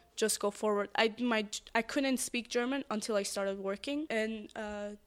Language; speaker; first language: English; non-native, fluent; Persian